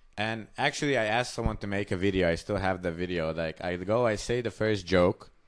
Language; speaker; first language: English; non-native, fluent; Hungarian